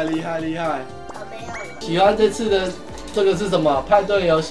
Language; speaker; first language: Chinese; native; Chinese